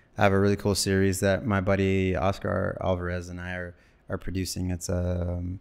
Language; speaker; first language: English; native; English